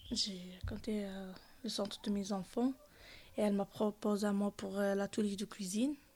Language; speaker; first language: French; non-native, learner; Arabic